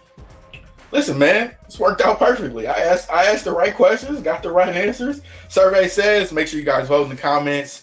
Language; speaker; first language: English; native; English